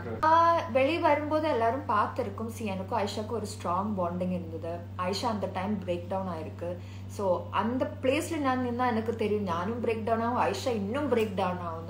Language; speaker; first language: Tamil; non-native, learner; Malayalam